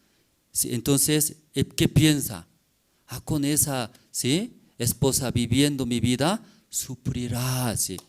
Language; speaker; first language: Spanish; non-native, learner; Korean